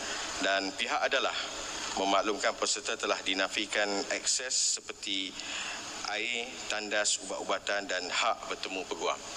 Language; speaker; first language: Malay; native; Malay